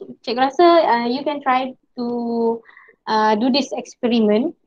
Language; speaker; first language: English; non-native, local second language; Malay